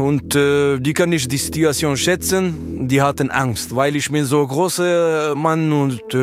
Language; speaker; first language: German; non-native, learner; French